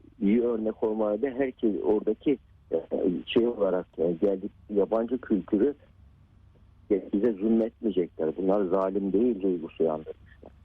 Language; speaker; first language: Turkish; native; Turkish